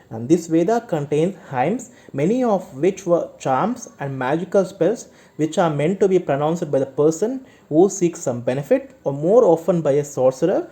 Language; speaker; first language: English; non-native, local second language; Telugu